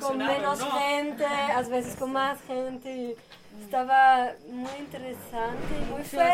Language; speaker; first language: Spanish; non-native, learner; German